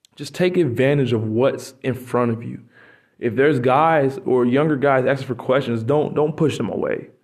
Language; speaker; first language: English; native; English